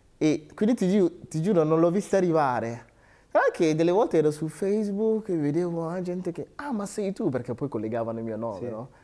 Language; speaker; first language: Italian; early bilingual, other home language; Akan